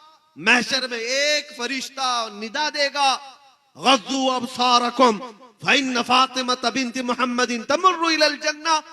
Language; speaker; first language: Hindi; native; Hindi